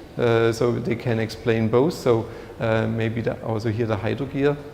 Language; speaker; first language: English; non-native, fluent; German